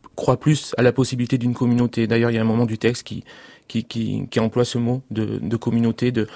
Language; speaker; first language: French; native; French